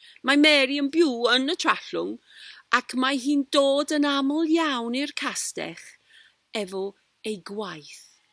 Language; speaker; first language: Welsh; non-native, local second language; English